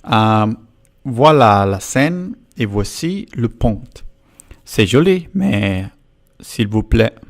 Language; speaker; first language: French; non-native, learner; Spanish